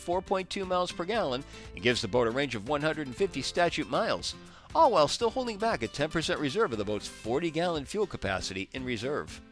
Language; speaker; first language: English; native; English